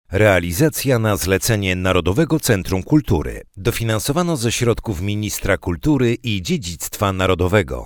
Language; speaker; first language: Polish; native; Polish